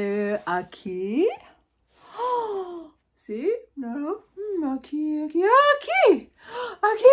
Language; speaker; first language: Spanish; non-native, fluent; English